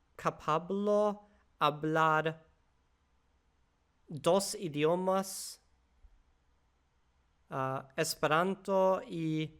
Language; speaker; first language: Spanish; non-native, learner; English